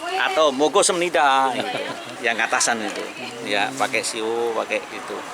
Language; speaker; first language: Indonesian; non-native, local second language; Javanese